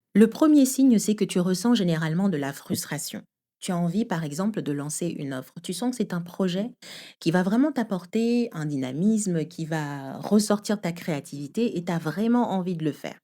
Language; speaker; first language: French; native; French